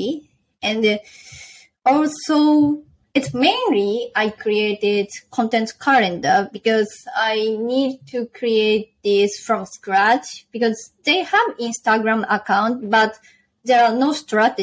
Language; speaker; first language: English; non-native, learner; Japanese